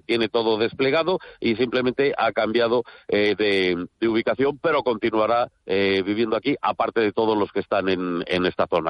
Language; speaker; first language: Spanish; native; Spanish